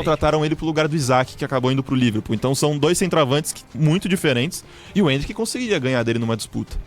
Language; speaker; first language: Portuguese; native; Portuguese